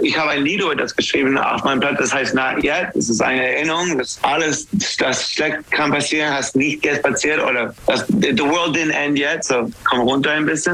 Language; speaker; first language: German; non-native, fluent; English